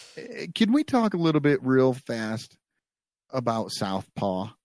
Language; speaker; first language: English; native; English